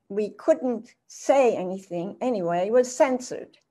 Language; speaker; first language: English; early bilingual, other home language; German